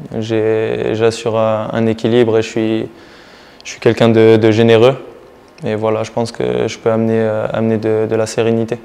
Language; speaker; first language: French; native; French